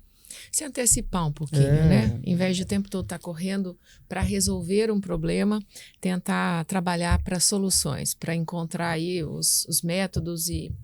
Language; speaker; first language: Portuguese; native; Portuguese